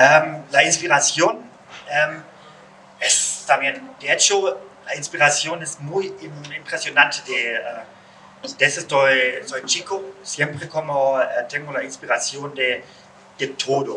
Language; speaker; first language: Spanish; non-native, learner; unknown